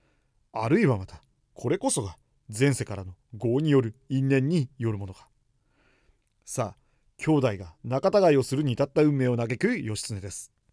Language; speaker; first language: Japanese; native; Japanese